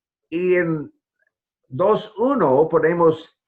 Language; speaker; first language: Spanish; non-native, fluent; English